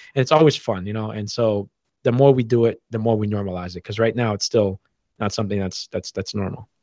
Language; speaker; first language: English; native; English